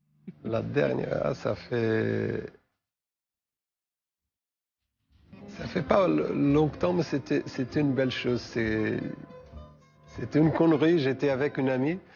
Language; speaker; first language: French; non-native, fluent; Portuguese